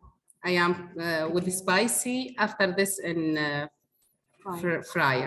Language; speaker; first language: English; non-native, learner; Arabic